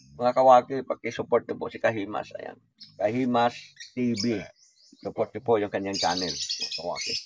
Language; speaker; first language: Filipino; native; Filipino